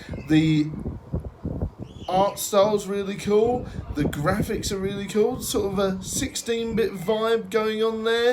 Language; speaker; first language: English; native; English